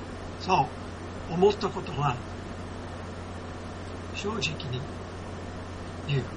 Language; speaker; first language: Japanese; non-native, fluent; English